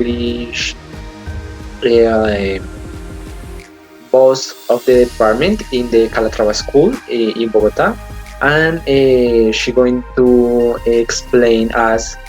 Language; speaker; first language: English; non-native, learner; Spanish